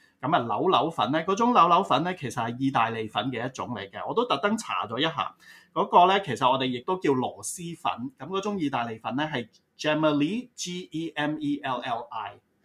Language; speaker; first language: Cantonese; native; Cantonese